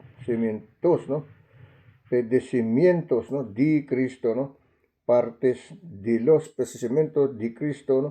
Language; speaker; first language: Spanish; non-native, learner; Filipino